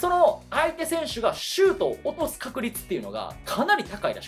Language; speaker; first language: Japanese; native; Japanese